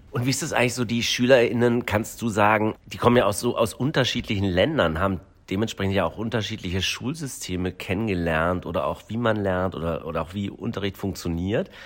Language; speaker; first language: German; native; German